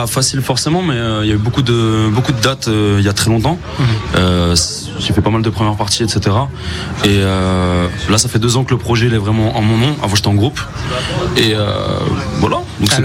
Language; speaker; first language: French; native; French